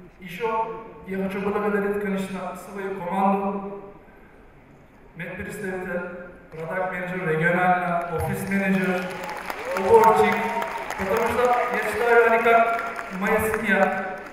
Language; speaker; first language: Russian; non-native, learner; Turkish